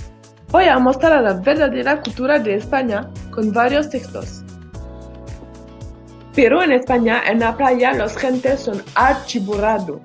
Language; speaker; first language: Spanish; non-native, learner; French